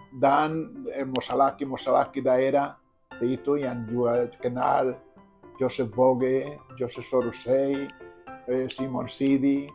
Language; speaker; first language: Indonesian; non-native, fluent; Spanish